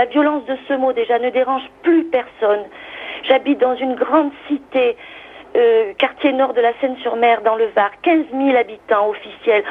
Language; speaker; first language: French; native; French